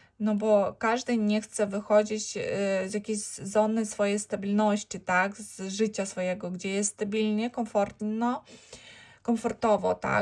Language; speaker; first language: Polish; non-native, learner; Ukrainian